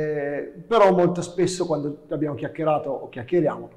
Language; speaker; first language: Italian; native; Italian